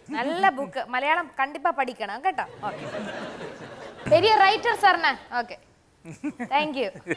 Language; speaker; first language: Tamil; non-native, learner; Malayalam